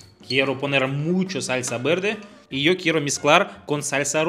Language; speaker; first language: Spanish; non-native, fluent; Russian